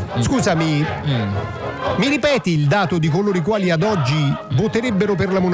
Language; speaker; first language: Italian; native; Italian